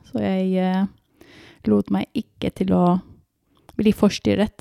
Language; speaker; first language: Norwegian; non-native, fluent; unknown